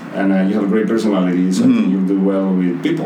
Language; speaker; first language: English; non-native, fluent; Spanish